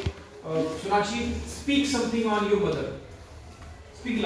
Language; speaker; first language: English; non-native, local second language; Hindi